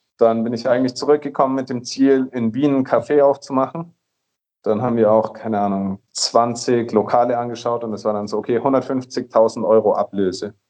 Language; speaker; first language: German; native; German